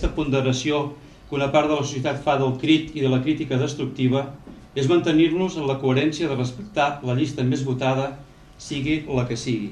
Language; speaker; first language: Catalan; native; Catalan